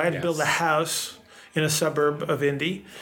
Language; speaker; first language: English; native; English